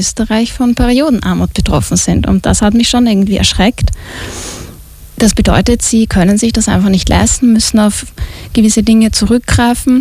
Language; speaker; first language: German; native; German